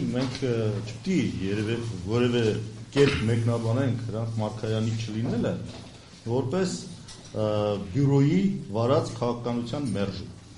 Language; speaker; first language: Armenian; native; Armenian